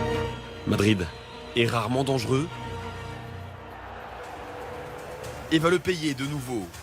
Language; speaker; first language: French; native; French